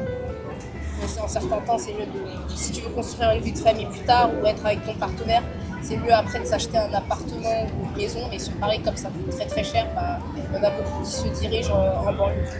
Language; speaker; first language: French; native; French